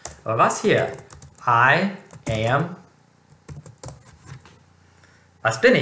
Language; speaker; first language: German; non-native, fluent; English